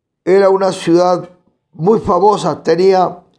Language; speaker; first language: Spanish; native; Spanish